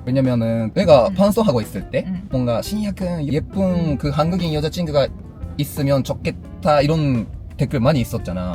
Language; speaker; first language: Korean; non-native, learner; Japanese